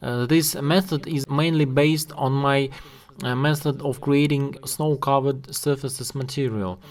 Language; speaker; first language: English; non-native, learner; Russian